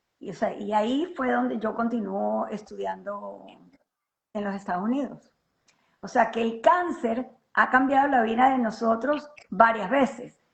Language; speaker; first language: Spanish; native; Spanish